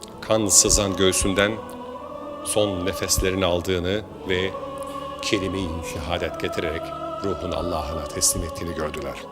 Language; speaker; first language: Turkish; native; Turkish